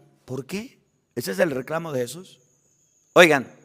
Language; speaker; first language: Spanish; native; Spanish